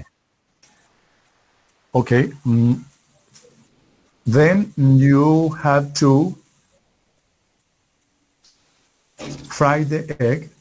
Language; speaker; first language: English; non-native, learner; Spanish